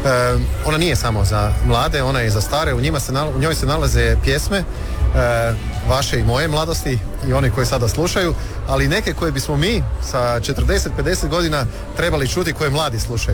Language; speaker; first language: Serbian; native; Serbian